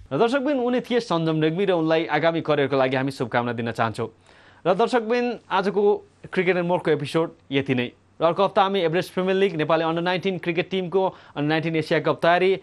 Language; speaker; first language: Nepali; native; Nepali